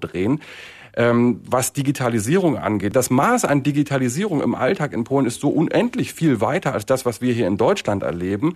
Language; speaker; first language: German; native; German